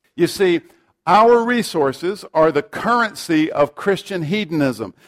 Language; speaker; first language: English; native; English